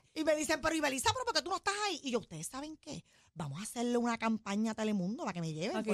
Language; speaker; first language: Spanish; native; Spanish